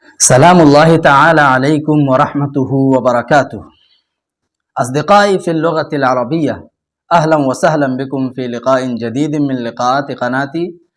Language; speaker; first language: Arabic; non-native, fluent; Urdu